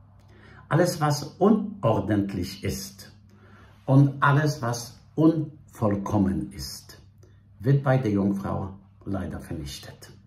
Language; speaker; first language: German; non-native, fluent; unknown